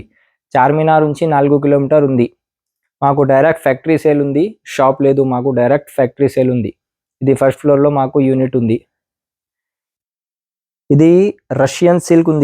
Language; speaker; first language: Telugu; non-native, local second language; Urdu